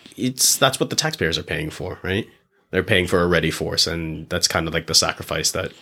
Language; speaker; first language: English; early bilingual, other home language; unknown